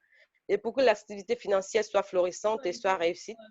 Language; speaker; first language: French; native; French